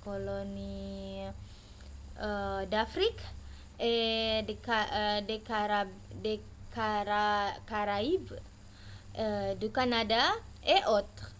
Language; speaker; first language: French; non-native, learner; Indonesian